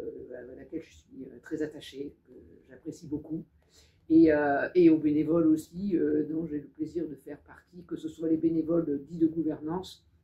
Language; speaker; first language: French; native; French